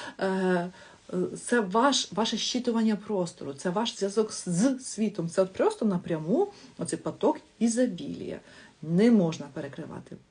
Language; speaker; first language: Ukrainian; non-native, local second language; Russian